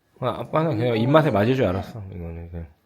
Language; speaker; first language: Korean; native; Korean